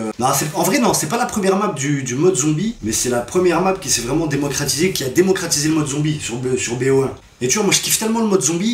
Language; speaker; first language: French; native; French